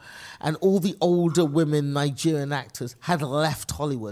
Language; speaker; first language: English; native; English